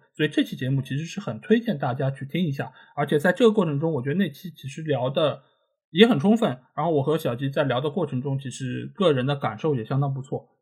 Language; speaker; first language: Chinese; non-native, local second language; Wu Chinese